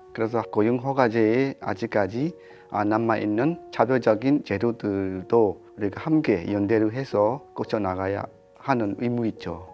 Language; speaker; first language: Korean; non-native, fluent; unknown